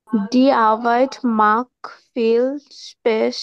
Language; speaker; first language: German; non-native, learner; Bangla